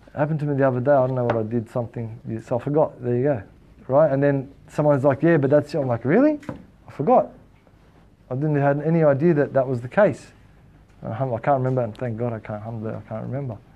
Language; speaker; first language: English; native; English